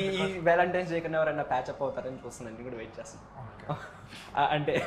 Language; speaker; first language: Telugu; native; Telugu